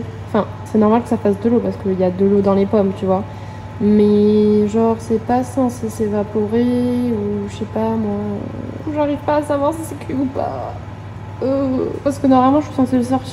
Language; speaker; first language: French; native; French